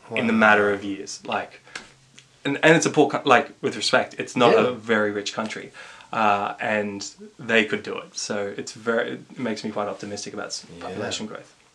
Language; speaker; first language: English; native; English